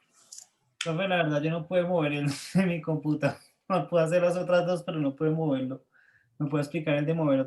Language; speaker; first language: Spanish; native; Spanish